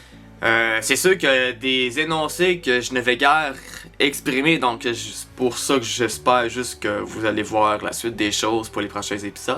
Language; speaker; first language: French; native; French